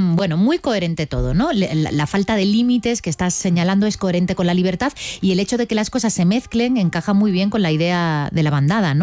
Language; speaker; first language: Spanish; native; Spanish